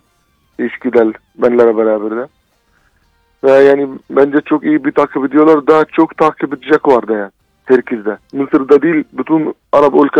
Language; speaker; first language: Turkish; non-native, fluent; Arabic